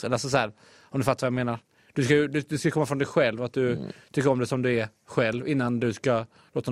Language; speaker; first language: Swedish; native; Swedish